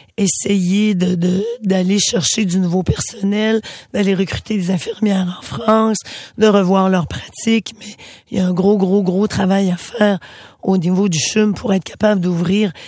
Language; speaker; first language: French; native; French